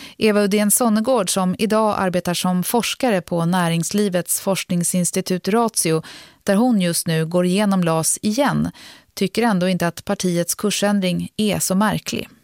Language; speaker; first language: Swedish; native; Swedish